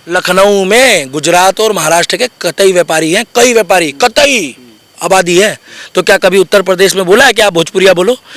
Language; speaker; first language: Hindi; native; Hindi